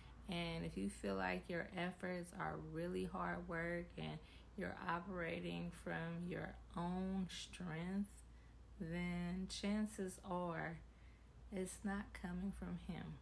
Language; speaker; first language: English; native; English